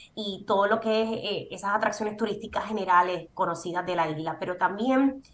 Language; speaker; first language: Spanish; native; Spanish